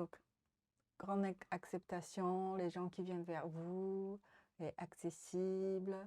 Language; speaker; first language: French; non-native, fluent; Japanese